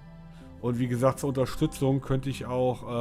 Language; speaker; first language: German; native; German